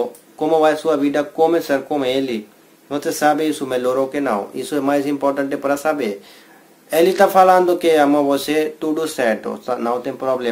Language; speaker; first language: Portuguese; non-native, learner; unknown